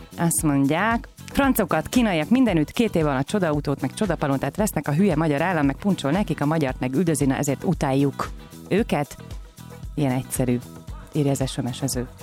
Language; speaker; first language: Hungarian; native; Hungarian